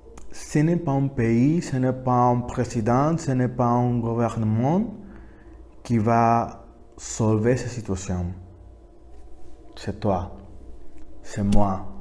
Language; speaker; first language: French; non-native, learner; Spanish